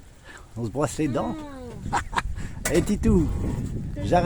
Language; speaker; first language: French; native; French